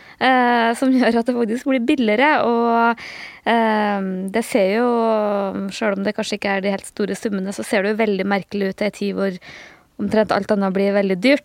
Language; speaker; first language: Norwegian; native; Norwegian